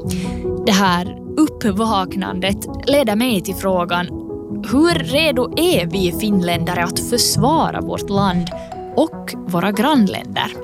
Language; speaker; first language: Swedish; native; Swedish